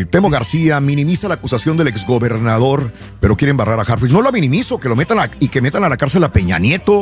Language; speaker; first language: Spanish; native; Spanish